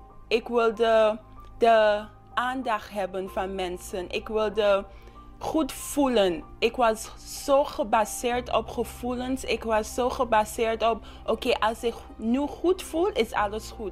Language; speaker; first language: Dutch; non-native, local second language; English